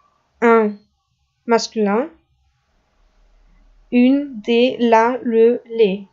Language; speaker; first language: French; non-native, fluent; Russian